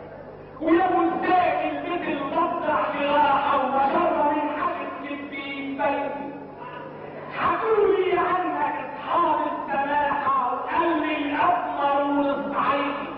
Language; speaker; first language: Arabic; native; Arabic